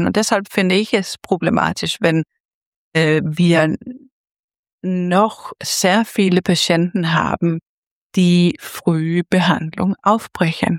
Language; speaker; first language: German; non-native, fluent; Danish